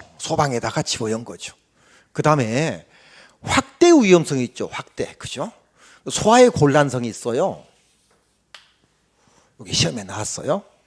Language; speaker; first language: Korean; native; Korean